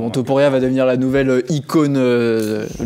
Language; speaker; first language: French; native; French